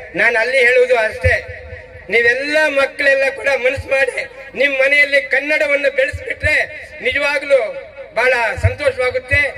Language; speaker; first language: Kannada; non-native, local second language; Telugu